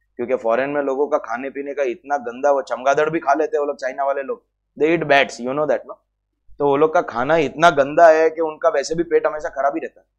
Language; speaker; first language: Hindi; native; Hindi